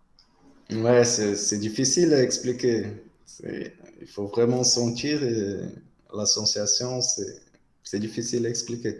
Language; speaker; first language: French; non-native, fluent; Portuguese